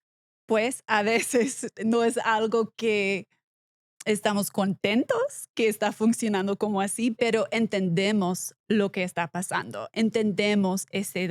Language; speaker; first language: Spanish; non-native, learner; English